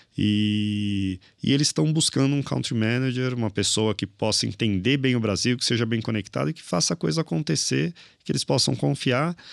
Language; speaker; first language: Portuguese; native; Portuguese